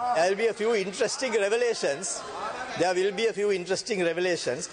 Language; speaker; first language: English; non-native, local second language; Sinhala